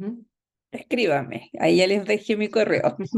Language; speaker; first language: Spanish; native; Spanish